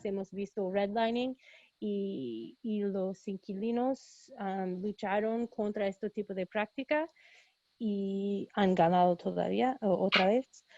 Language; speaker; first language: Spanish; early bilingual, heritage; Spanish